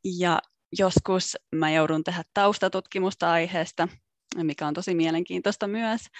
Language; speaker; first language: Finnish; native; Finnish